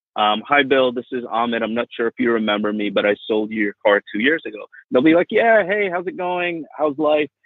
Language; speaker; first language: English; native; English